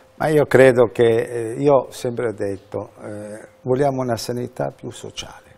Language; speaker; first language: Italian; non-native, fluent; Arabic